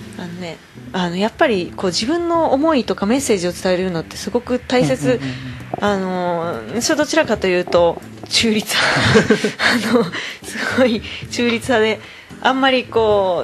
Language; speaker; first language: Japanese; native; Japanese